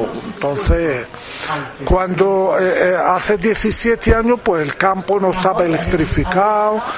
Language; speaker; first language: Spanish; non-native, fluent; Arabic